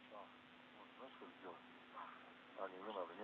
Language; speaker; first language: Russian; native; Russian